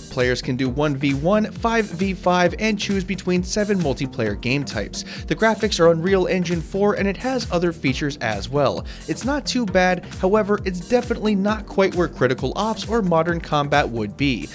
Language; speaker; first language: English; native; English